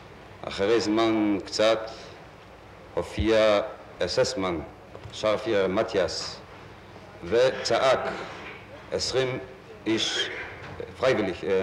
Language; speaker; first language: Hebrew; non-native, fluent; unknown